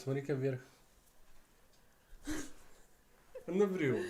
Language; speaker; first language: Russian; native; Russian